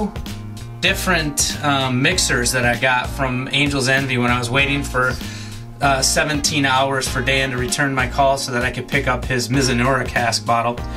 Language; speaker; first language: English; native; English